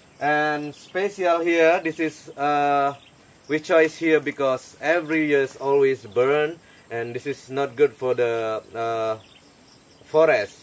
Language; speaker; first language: English; non-native, learner; Indonesian